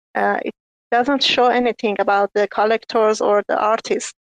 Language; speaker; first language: English; non-native, learner; Persian